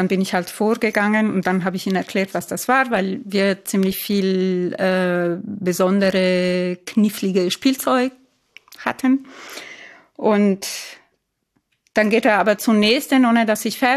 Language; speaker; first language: German; non-native, fluent; Italian